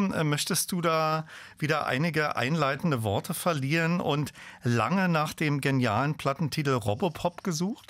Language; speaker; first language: German; native; German